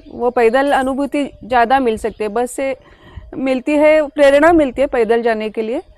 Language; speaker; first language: Hindi; non-native, local second language; Marathi